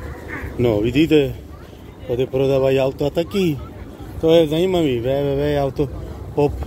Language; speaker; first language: Czech; non-native, learner; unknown